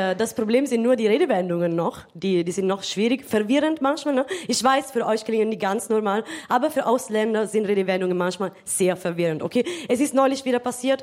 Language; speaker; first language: German; non-native, fluent; Italian